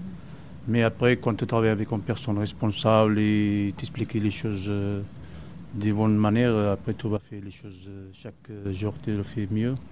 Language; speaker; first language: French; non-native, learner; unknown